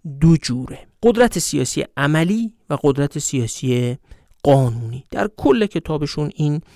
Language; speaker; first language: Persian; native; Persian